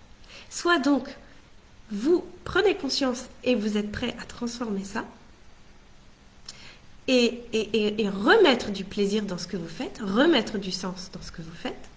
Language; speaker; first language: French; native; French